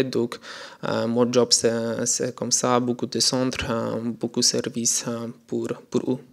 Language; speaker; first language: French; non-native, learner; Polish